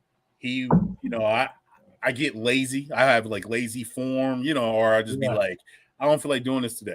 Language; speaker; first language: English; native; English